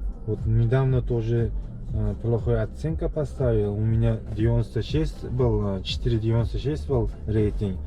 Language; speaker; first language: Russian; non-native, learner; Uzbek